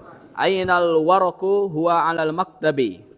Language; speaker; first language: Arabic; non-native, learner; Indonesian